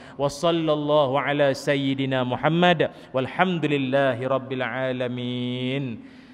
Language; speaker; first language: Malay; native; Malay